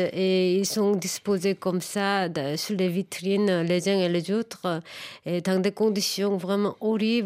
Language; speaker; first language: French; non-native, fluent; Korean